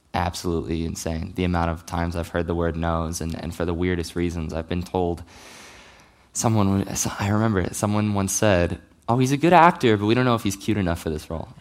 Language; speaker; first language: English; native; English